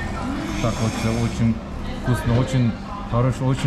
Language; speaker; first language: Russian; non-native, learner; Turkish